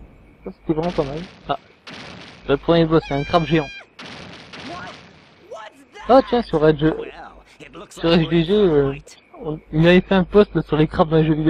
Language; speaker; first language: French; native; French